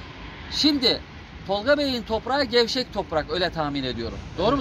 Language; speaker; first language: Turkish; native; Turkish